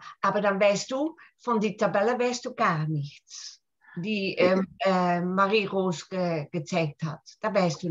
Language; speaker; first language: German; non-native, fluent; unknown